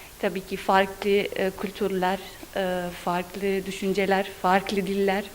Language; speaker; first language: Turkish; non-native, learner; Arabic